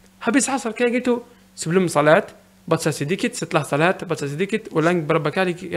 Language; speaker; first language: Indonesian; non-native, learner; Arabic